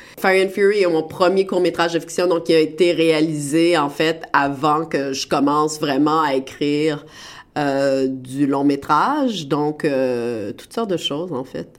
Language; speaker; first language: French; native; French